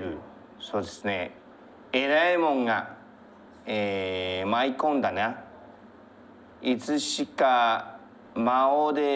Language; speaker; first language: Japanese; non-native, learner; Chinese